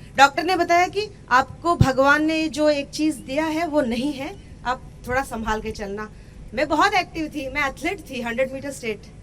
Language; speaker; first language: Hindi; non-native, local second language; Telugu